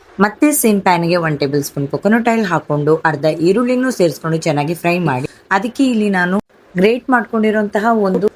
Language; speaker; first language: Kannada; non-native, local second language; Tulu